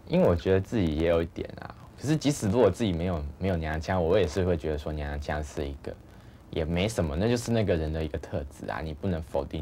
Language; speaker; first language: Chinese; native; Chinese